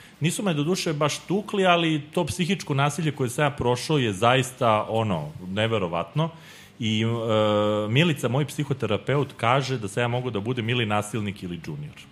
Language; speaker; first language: Serbian; native; Serbian